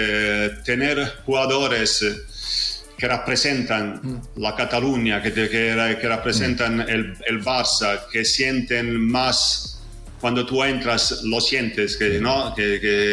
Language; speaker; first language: Spanish; non-native, fluent; Italian